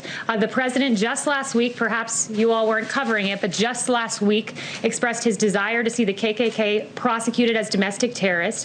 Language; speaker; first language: English; native; English